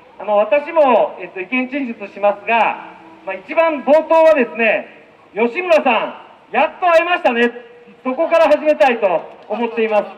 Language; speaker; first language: Japanese; native; Japanese